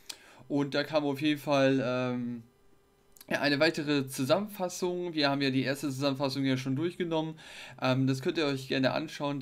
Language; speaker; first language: German; native; German